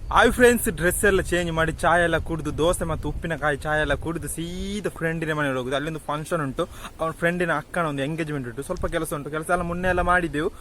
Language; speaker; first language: Kannada; non-native, local second language; Tulu